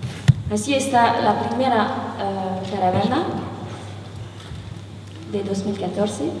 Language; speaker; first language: Spanish; non-native, learner; French